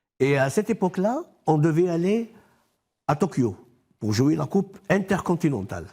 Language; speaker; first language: French; non-native, local second language; Arabic